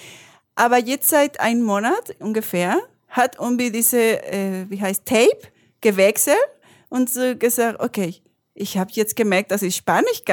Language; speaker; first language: German; non-native, learner; Spanish